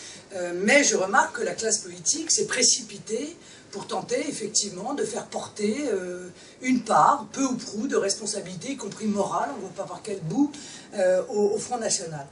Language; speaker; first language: French; native; French